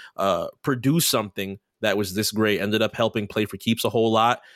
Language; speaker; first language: English; native; English